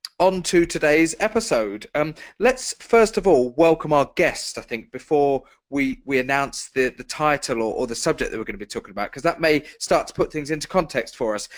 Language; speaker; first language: English; native; English